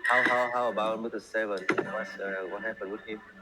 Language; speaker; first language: English; non-native, learner; Vietnamese